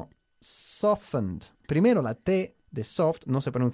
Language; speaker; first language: Spanish; non-native, fluent; English